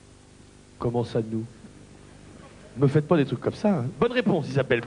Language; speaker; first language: French; native; French